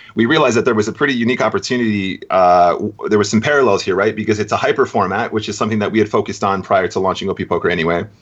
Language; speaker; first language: English; native; English